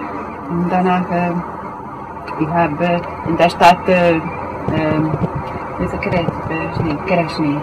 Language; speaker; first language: German; non-native, learner; Hungarian